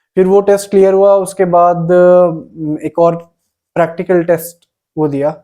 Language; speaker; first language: Hindi; native; Hindi